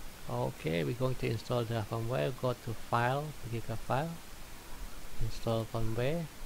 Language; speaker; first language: English; non-native, local second language; Malay